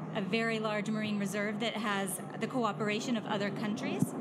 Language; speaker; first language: English; native; English